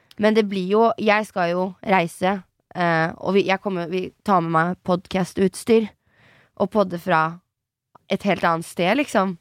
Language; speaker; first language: Norwegian; early bilingual, other home language; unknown